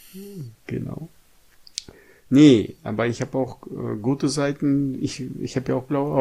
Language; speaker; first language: German; non-native, fluent; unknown